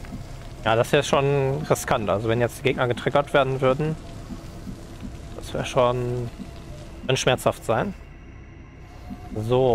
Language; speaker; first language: German; native; German